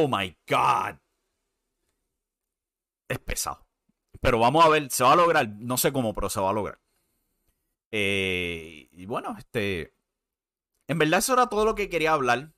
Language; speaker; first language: Spanish; native; Spanish